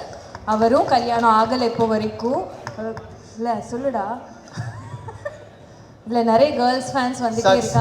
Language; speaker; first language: Tamil; non-native, fluent; Malayalam